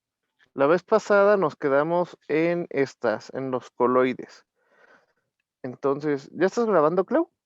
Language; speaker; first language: Spanish; native; Spanish